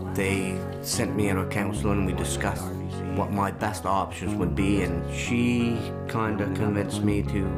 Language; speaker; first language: English; native; English